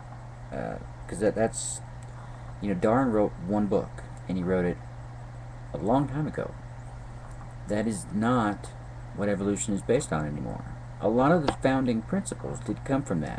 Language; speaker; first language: English; native; English